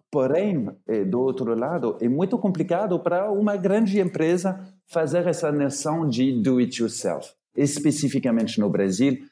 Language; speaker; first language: Portuguese; non-native, fluent; French